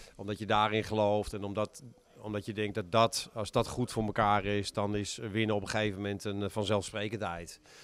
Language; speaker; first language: Dutch; native; Dutch